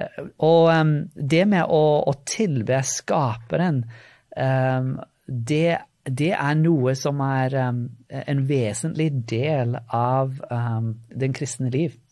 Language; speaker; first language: Norwegian; non-native, fluent; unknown